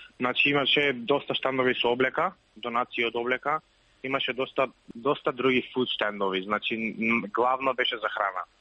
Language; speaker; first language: Macedonian; native; Macedonian